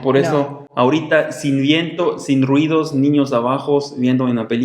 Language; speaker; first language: Spanish; non-native, fluent; German